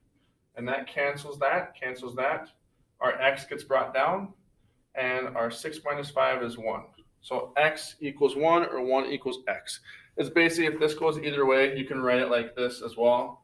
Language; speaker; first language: English; native; English